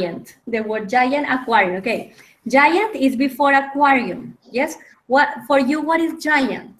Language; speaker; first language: English; non-native, fluent; Spanish